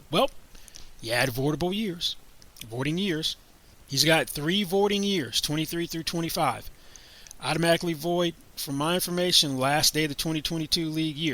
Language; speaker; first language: English; native; English